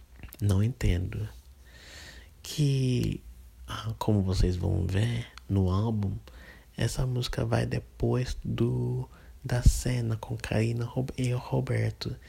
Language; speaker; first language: Portuguese; non-native, fluent; English